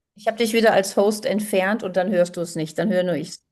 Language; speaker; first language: German; native; German